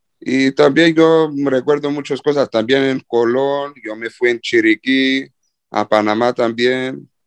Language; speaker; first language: Spanish; early bilingual, heritage; Spanish